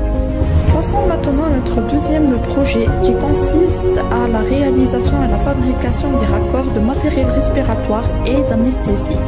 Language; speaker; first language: French; non-native, local second language; Arabic